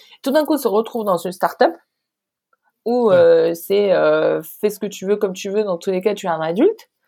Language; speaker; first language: French; non-native, local second language; Arabic